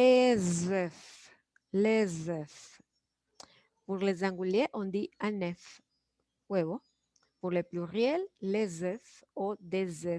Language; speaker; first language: French; non-native, fluent; Spanish